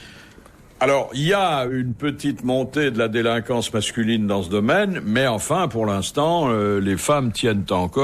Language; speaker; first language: French; native; French